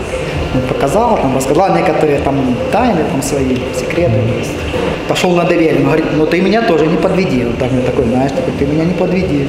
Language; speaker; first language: Russian; native; Russian